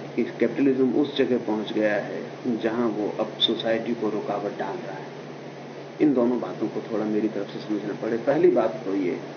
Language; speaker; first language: Hindi; native; Hindi